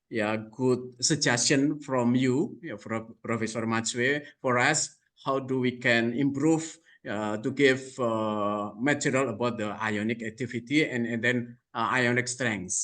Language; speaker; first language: English; non-native, fluent; Indonesian